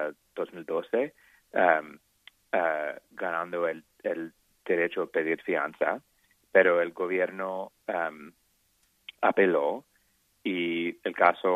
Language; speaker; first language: Spanish; non-native, learner; English